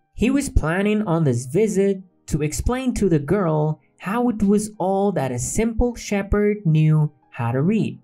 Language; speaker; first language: English; non-native, fluent; Central Kurdish